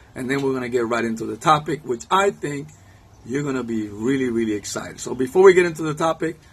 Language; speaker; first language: English; non-native, fluent; Spanish